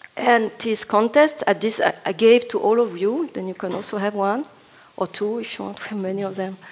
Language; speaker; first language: English; non-native, fluent; Italian